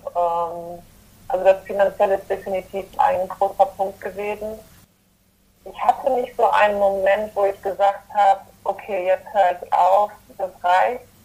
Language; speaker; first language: German; early bilingual, other home language; Polish